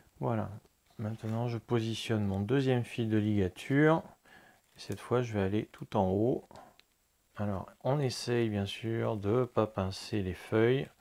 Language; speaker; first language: French; native; French